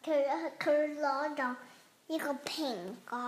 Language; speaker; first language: Cantonese; early bilingual, heritage; Cantonese